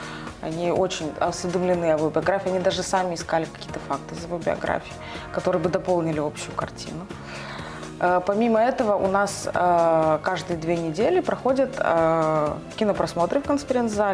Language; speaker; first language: Russian; native; Russian